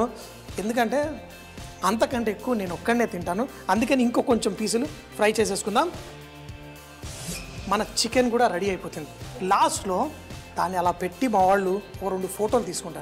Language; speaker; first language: Telugu; native; Telugu